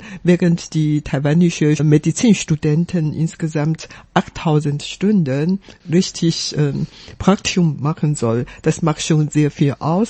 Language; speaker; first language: German; non-native, fluent; Chinese